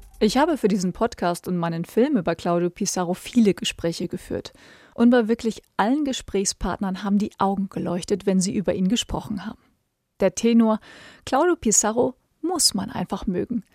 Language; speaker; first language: German; native; German